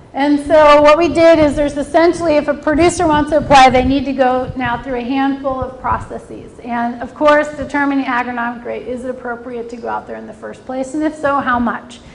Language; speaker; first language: English; native; English